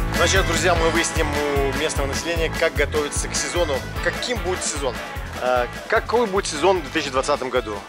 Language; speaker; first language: Russian; native; Russian